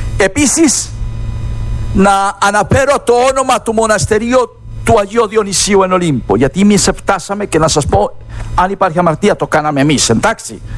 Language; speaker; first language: Greek; non-native, fluent; Spanish